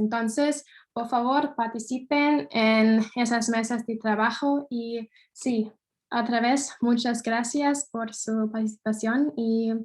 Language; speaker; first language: Spanish; non-native, fluent; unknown